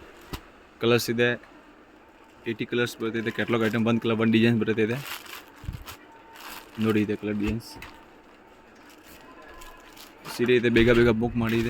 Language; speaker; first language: Kannada; non-native, local second language; Hindi